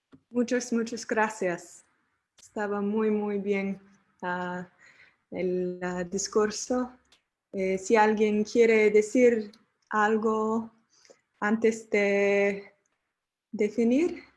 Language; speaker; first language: Spanish; non-native, learner; English